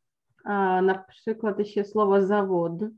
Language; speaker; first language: Polish; non-native, learner; Ukrainian